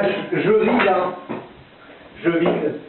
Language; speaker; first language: French; native; French